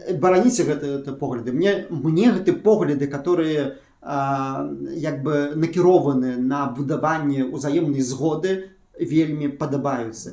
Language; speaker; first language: Belarusian; native; Belarusian